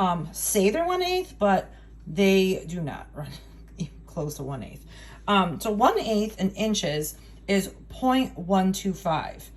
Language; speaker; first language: English; native; English